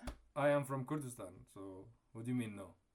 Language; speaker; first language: English; non-native, fluent; Kurdish